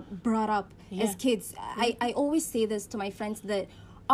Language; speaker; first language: English; non-native, local second language; Hausa